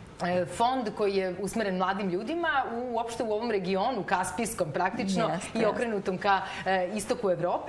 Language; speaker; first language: Serbian; native; Serbian